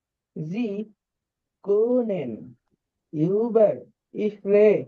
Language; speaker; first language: German; non-native, learner; Bangla